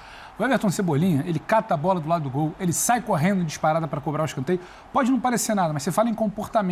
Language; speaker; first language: Portuguese; native; Portuguese